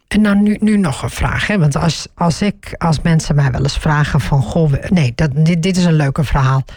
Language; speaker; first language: Dutch; early bilingual, other home language; Turkish